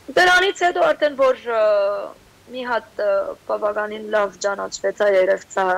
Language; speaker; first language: Armenian; early bilingual, heritage; Armenian